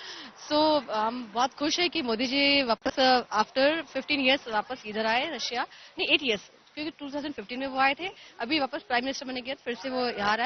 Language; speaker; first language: Hindi; native; Hindi